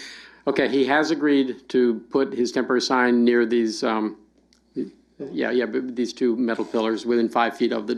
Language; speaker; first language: English; native; English